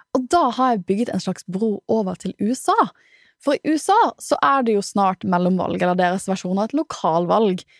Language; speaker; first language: Norwegian; native; Norwegian